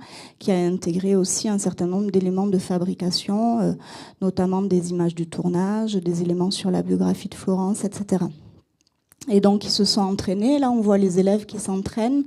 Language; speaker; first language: French; native; French